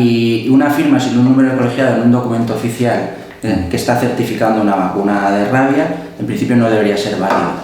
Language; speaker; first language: Spanish; native; Spanish